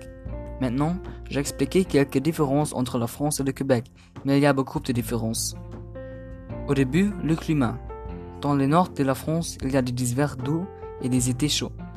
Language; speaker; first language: French; non-native, learner; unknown